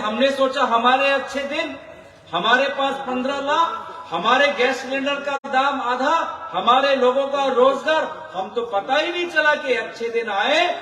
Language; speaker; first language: Hindi; non-native, local second language; Assamese